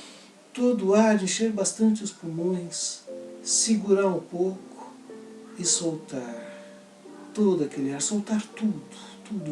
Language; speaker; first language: Portuguese; native; Portuguese